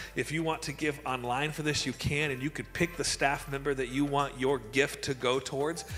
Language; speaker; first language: English; native; English